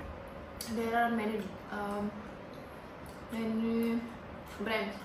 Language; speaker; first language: English; non-native, learner; Indonesian